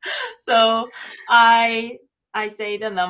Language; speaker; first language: English; non-native, learner; Korean